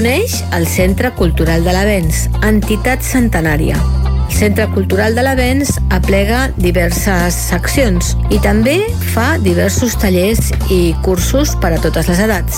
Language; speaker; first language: Catalan; native; Catalan